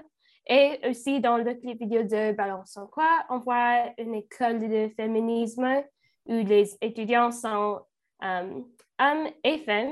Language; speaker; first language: French; non-native, learner; English